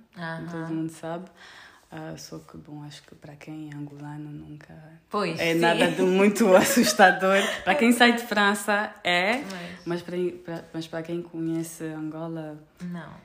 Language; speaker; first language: Portuguese; non-native, fluent; French